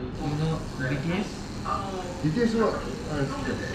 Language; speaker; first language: Japanese; non-native, learner; Nepali